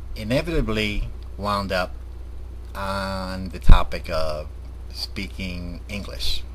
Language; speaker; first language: English; early bilingual, other home language; Spanish